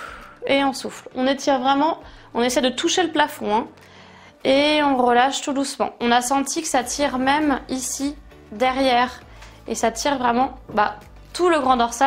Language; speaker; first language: French; native; French